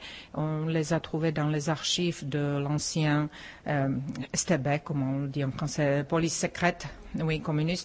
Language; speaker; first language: French; non-native, fluent; Czech